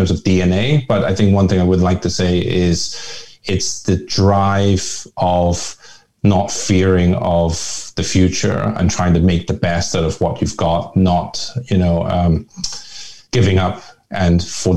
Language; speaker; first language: English; non-native, local second language; Hakka Chinese